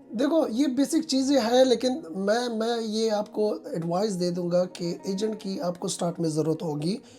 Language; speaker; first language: Urdu; non-native, local second language; Pashto